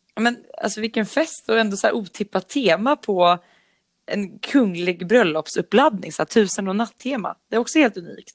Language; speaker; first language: Swedish; native; Swedish